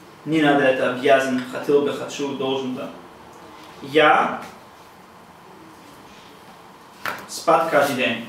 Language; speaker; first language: Russian; non-native, learner; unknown